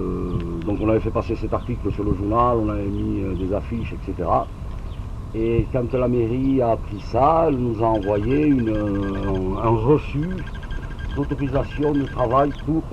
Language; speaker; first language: French; native; French